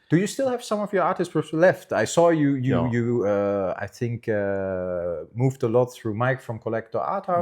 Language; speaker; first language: English; non-native, fluent; German